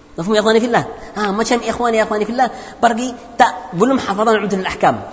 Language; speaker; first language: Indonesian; non-native, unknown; Arabic